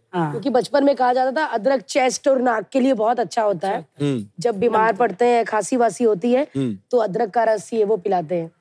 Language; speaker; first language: Hindi; native; Hindi